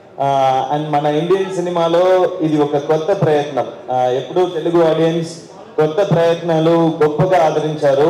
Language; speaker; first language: Telugu; non-native, learner; Tamil